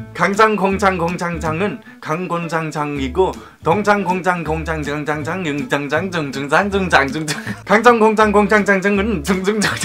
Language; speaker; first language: Korean; non-native, learner; English